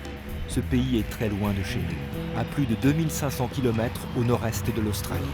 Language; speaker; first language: French; native; French